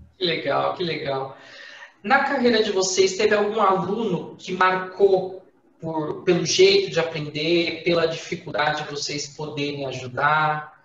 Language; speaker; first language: Portuguese; native; Portuguese